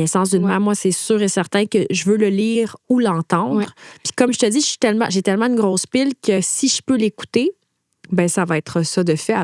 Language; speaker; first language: French; native; French